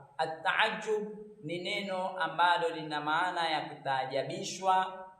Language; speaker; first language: Swahili; native; Swahili